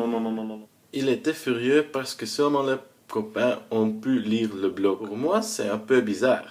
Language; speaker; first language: French; non-native, learner; Dutch